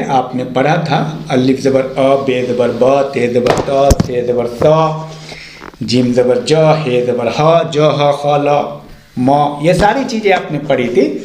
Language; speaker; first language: Hindi; native; Hindi